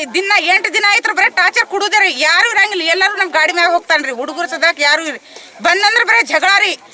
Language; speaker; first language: Kannada; non-native, local second language; Lambadi